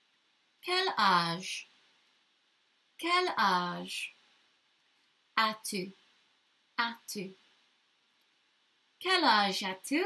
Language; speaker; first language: French; non-native, learner; English